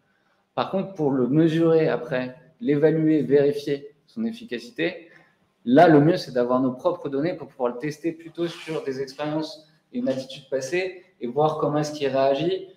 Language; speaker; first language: French; native; French